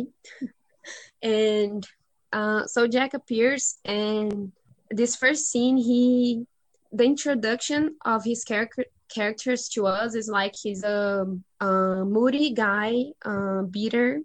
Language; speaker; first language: English; non-native, fluent; Portuguese